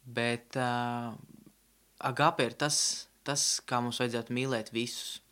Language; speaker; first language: Latvian; non-native, local second language; Russian